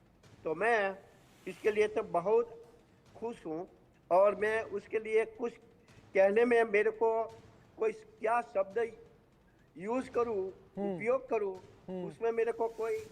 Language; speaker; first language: Hindi; non-native, local second language; Gujarati